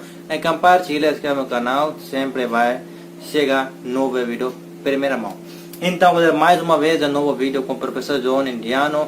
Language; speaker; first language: Portuguese; non-native, learner; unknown